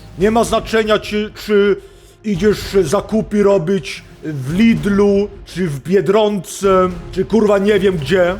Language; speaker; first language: Polish; non-native, fluent; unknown